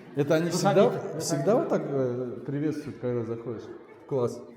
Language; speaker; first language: Russian; native; Russian